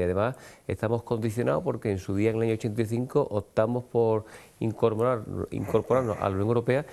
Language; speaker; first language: Spanish; native; Spanish